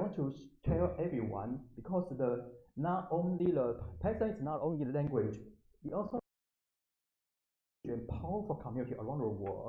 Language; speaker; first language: English; non-native, learner; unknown